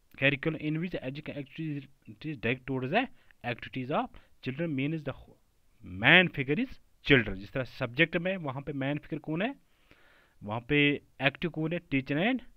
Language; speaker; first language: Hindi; non-native, local second language; Kashmiri